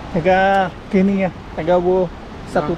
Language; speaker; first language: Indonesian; non-native, learner; Filipino